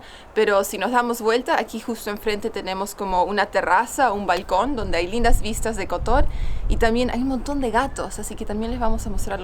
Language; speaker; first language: Spanish; native; Spanish